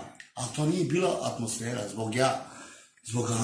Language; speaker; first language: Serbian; non-native, local second language; Romany